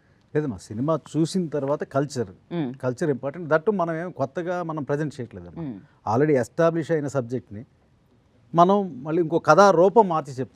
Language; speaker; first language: Telugu; native; Telugu